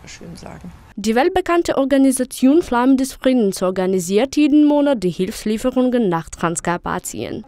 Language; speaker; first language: German; non-native, fluent; Ukrainian